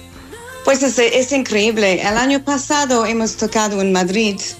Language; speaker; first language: Spanish; non-native, fluent; English